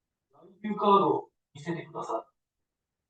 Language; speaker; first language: Japanese; non-native, learner; Indonesian